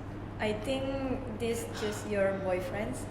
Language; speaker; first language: English; non-native, learner; Indonesian